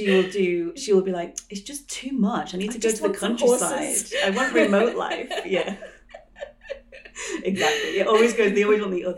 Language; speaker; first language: English; native; English